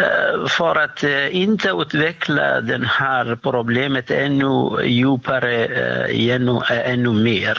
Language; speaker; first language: Swedish; non-native, fluent; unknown